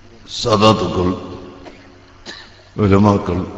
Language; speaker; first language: Malayalam; native; Malayalam